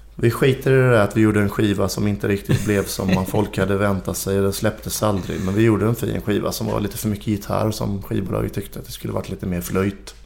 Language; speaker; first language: Swedish; native; Swedish